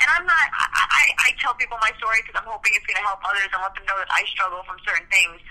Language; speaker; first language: English; early bilingual, other home language; Spanish